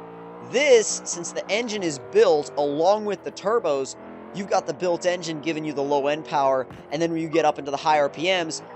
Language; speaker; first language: English; native; English